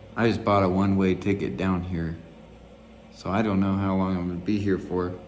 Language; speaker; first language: English; native; English